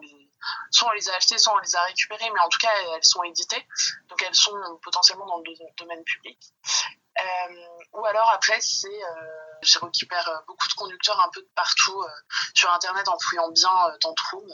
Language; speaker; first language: French; native; French